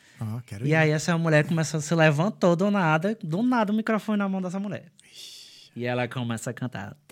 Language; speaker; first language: Portuguese; native; Portuguese